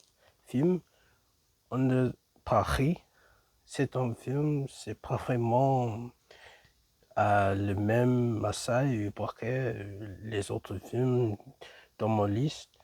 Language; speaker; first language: French; non-native, learner; English